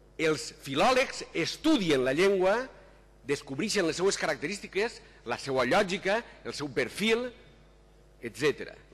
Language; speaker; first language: Catalan; native; Catalan